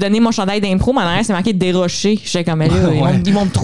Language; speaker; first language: French; native; French